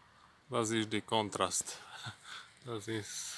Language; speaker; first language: German; non-native, learner; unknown